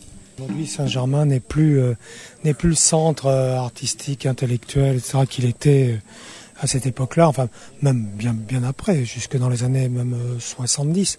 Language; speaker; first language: French; native; French